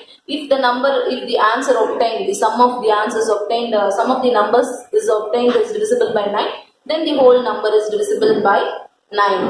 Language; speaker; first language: English; non-native, local second language; Tamil